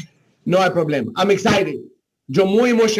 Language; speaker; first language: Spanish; non-native, learner; English